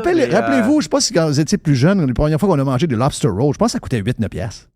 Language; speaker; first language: French; native; French